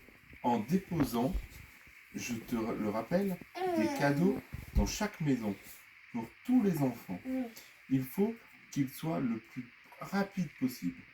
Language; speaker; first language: French; native; French